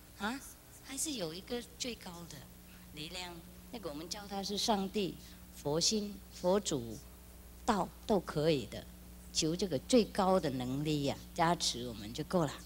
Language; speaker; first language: Chinese; non-native, fluent; Vietnamese